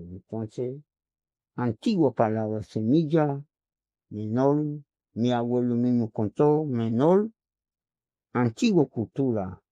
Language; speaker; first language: Spanish; non-native, local second language; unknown